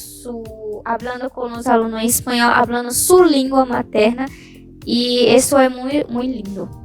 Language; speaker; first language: Spanish; non-native, learner; Portuguese